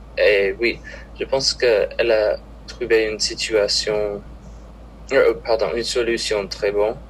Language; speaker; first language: French; non-native, learner; English